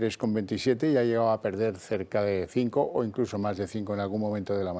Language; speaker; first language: Spanish; native; Spanish